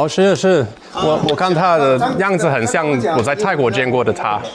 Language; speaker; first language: Chinese; non-native, fluent; English